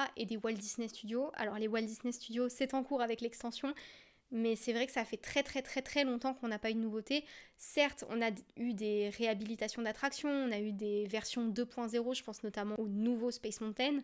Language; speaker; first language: French; native; French